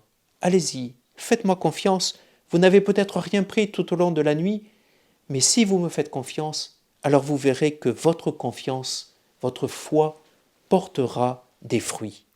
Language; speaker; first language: French; native; French